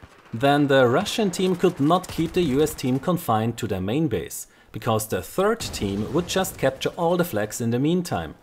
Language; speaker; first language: English; non-native, fluent; German